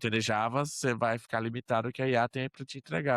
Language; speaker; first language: Portuguese; native; Portuguese